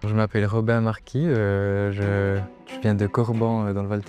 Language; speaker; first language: French; native; French